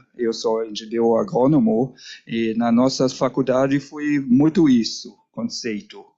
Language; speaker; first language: Portuguese; non-native, learner; German